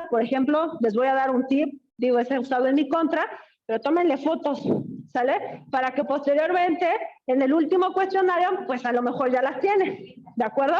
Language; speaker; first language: Spanish; native; Spanish